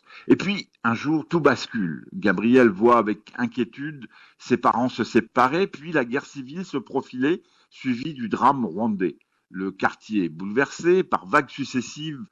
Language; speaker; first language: French; native; French